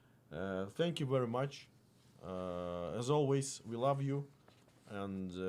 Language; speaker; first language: English; non-native, fluent; Russian